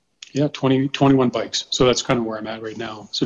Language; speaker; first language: English; native; English